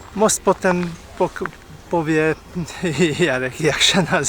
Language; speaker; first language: Polish; non-native, learner; Hungarian